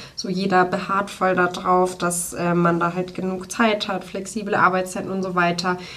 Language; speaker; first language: German; native; German